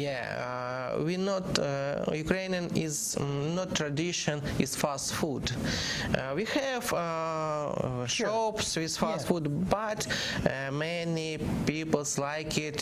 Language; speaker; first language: English; non-native, learner; Ukrainian